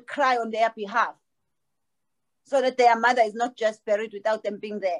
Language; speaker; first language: English; non-native, local second language; Zulu